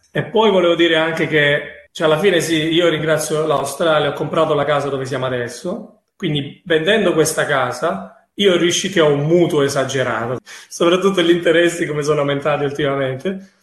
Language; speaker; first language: Italian; native; Italian